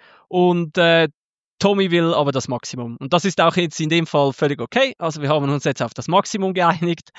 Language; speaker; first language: German; native; German